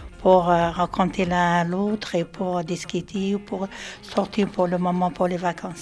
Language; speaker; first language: French; non-native, learner; Arabic